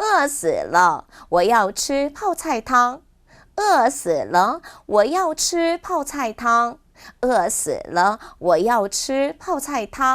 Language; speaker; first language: Chinese; non-native, fluent; Korean